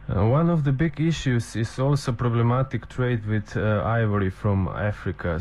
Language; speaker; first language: English; non-native, fluent; Slovenian